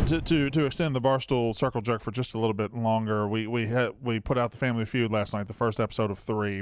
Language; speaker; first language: English; native; English